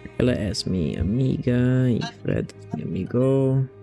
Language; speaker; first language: Spanish; non-native, learner; English